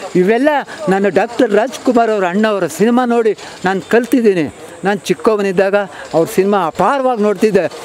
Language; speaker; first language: Kannada; non-native, local second language; Urdu